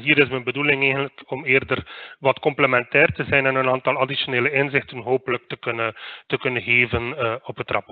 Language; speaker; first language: Dutch; native; Dutch